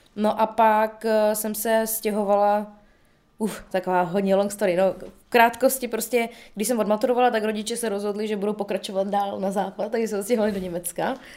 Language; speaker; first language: Czech; early bilingual, other home language; Bulgarian